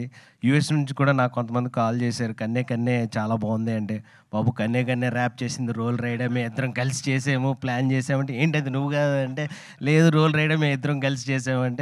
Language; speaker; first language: Telugu; native; Telugu